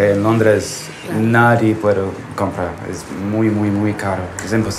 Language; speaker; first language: Spanish; non-native, fluent; English